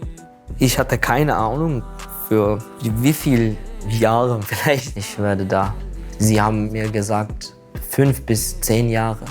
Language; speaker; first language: German; non-native, learner; Turkish